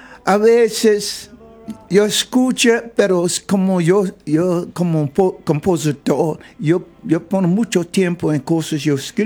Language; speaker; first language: Spanish; non-native, learner; English